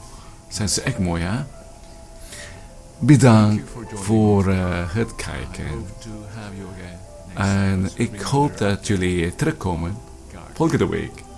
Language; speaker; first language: Dutch; non-native, learner; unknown